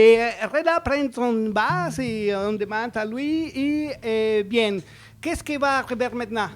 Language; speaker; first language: French; non-native, learner; Spanish